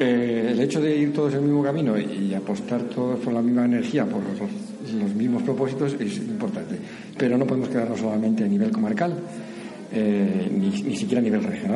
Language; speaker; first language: Spanish; native; Spanish